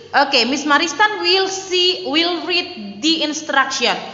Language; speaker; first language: English; non-native, fluent; Indonesian